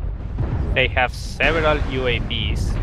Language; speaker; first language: English; native; English